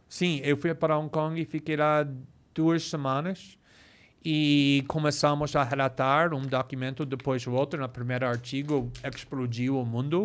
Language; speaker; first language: Portuguese; non-native, fluent; English